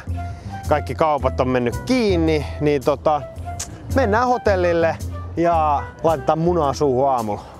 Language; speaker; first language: Finnish; native; Finnish